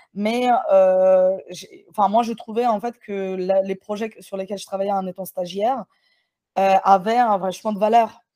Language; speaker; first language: French; non-native, fluent; Ukrainian